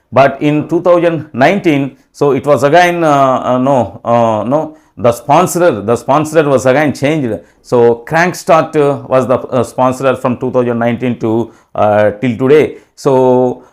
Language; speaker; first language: English; non-native, local second language; Telugu